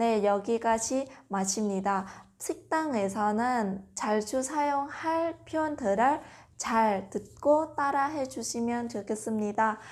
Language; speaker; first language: Korean; non-native, fluent; Vietnamese